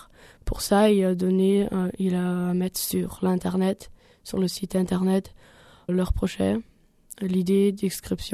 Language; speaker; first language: French; non-native, learner; German